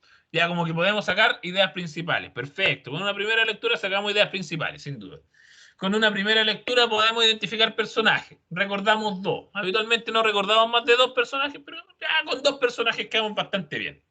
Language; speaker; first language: Spanish; native; Spanish